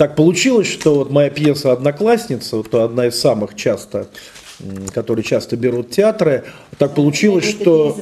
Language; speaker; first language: Russian; native; Russian